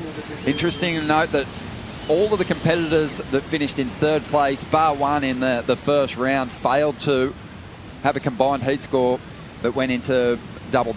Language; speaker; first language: English; native; English